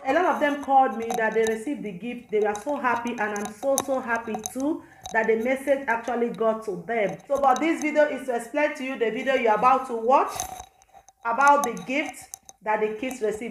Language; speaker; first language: English; non-native, local second language; Igbo